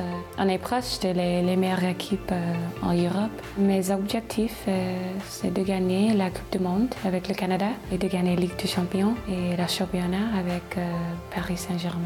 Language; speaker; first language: French; non-native, learner; English